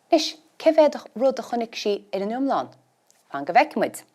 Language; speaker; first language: Irish; native; Irish